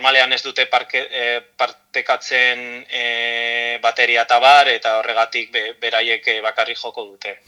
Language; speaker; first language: Basque; non-native, local second language; Spanish